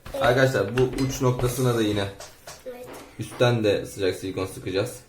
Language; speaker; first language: Turkish; native; Turkish